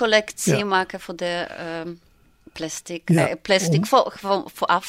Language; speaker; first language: Dutch; non-native, learner; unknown